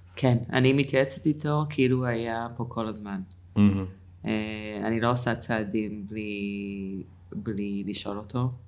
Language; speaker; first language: Hebrew; non-native, fluent; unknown